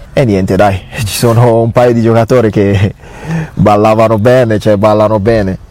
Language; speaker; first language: Italian; non-native, fluent; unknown